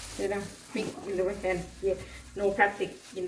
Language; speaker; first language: English; non-native, learner; Thai